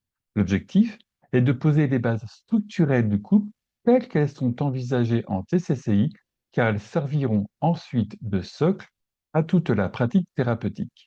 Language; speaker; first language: French; native; French